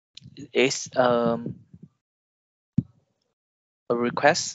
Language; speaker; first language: English; non-native, learner; Vietnamese